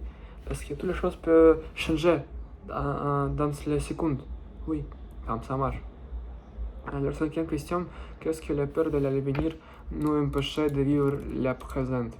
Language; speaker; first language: French; non-native, learner; Russian